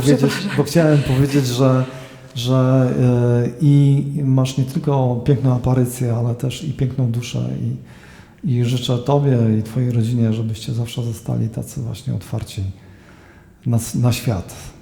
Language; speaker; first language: Polish; native; Polish